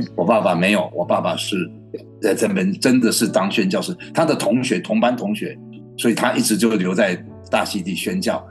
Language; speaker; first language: Chinese; native; Chinese